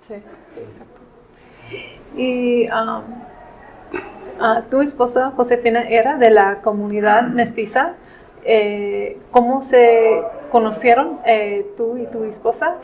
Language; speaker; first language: Spanish; non-native, fluent; English